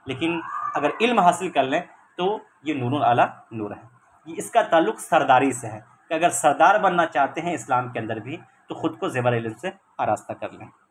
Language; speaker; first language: Urdu; native; Urdu